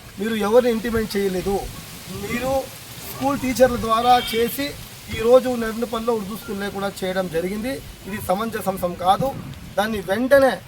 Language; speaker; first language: Telugu; non-native, local second language; Urdu